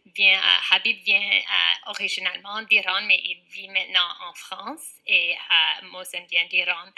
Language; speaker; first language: French; non-native, fluent; English